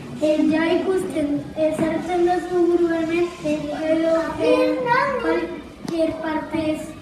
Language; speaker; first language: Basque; non-native, local second language; Spanish